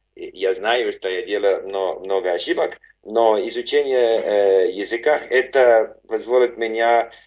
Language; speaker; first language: Russian; non-native, learner; English